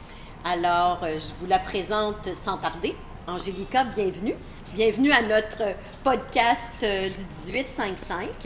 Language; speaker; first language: French; native; French